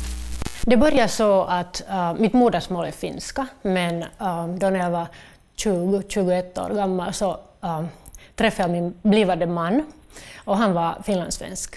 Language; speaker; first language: Swedish; non-native, local second language; Finnish